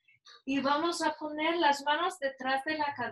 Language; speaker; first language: Spanish; non-native, learner; English